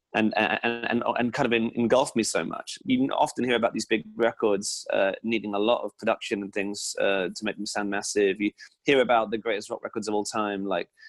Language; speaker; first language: English; native; English